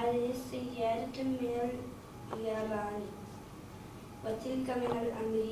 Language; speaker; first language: Arabic; non-native, learner; Urdu